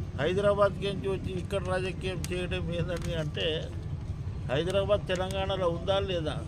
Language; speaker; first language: Telugu; non-native, local second language; Lambadi